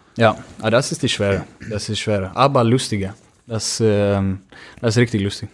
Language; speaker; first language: German; non-native, fluent; Swedish